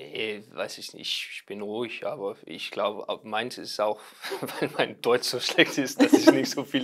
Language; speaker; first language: German; non-native, learner; Danish